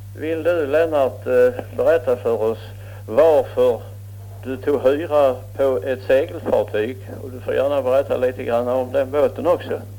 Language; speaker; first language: Swedish; native; Swedish